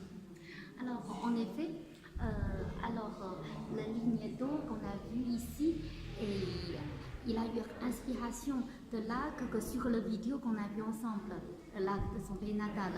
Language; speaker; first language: French; non-native, fluent; Chinese